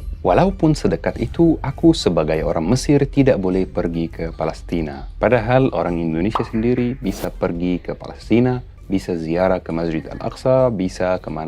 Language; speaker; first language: Indonesian; non-native, fluent; Arabic